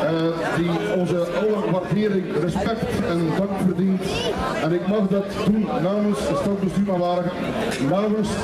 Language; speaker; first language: Dutch; native; Dutch